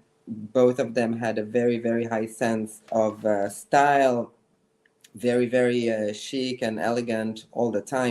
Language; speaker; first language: English; non-native, fluent; Hebrew